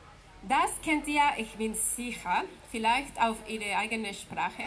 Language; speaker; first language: German; non-native, fluent; Spanish